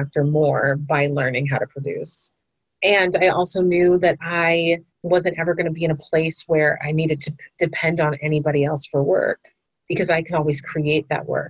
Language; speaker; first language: English; native; English